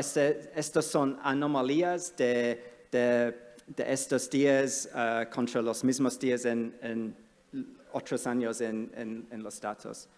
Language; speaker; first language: Spanish; non-native, fluent; English